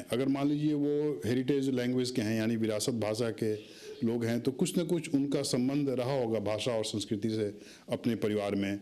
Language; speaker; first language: Hindi; native; Hindi